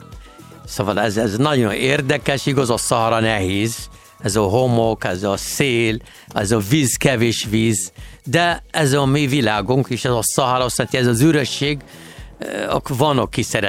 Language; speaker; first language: Hungarian; non-native, learner; Arabic